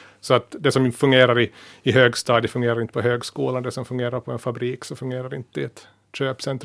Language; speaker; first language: Swedish; native; Swedish